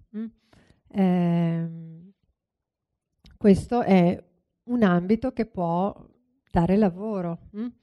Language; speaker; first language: Italian; native; Italian